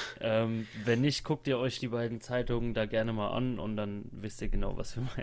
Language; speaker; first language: German; native; German